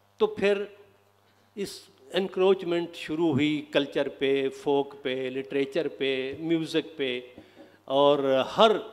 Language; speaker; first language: Urdu; non-native, local second language; Saraiki